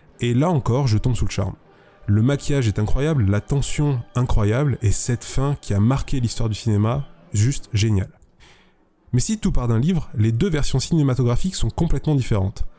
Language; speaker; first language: French; native; French